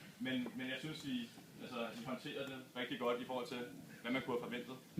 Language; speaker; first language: Danish; native; Danish